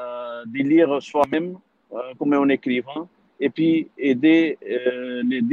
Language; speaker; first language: French; non-native, learner; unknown